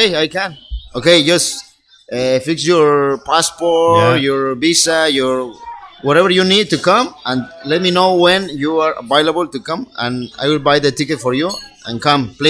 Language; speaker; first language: English; non-native, fluent; Spanish